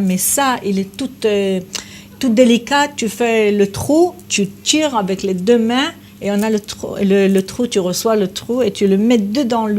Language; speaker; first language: French; non-native, fluent; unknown